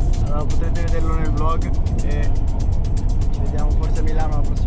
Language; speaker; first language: Italian; early bilingual, heritage; French